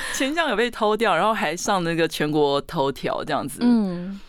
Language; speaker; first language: Chinese; native; Chinese